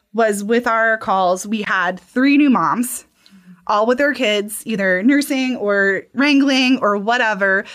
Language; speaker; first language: English; native; English